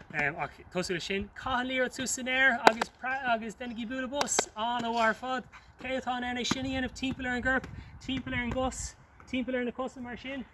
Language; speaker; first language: Irish; non-native, local second language; English